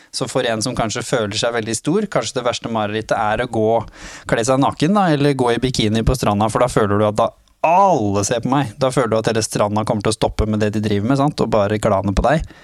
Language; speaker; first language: Norwegian; early bilingual, other home language; Somali